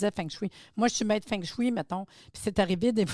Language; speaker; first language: French; native; French